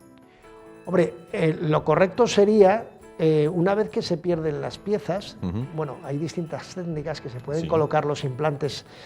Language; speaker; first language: Spanish; native; Spanish